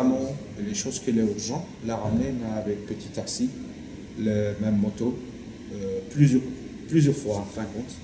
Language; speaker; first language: French; non-native, learner; Turkish